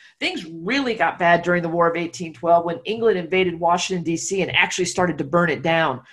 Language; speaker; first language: English; native; English